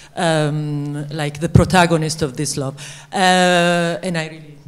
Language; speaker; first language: English; non-native, fluent; French